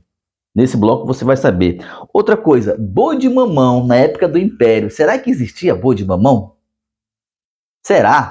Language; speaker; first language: Portuguese; native; Portuguese